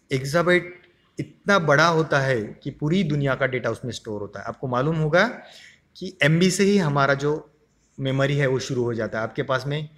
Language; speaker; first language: Hindi; non-native, local second language; Marathi